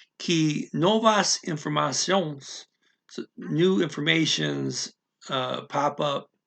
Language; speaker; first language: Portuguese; non-native, learner; English